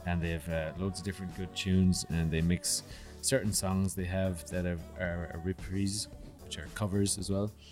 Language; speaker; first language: English; native; English